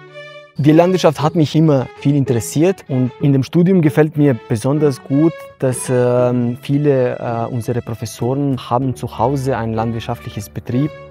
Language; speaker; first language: German; non-native, fluent; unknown